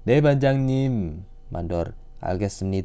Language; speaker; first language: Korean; non-native, fluent; Indonesian